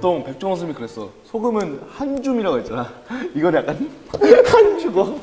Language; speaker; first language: Korean; native; Korean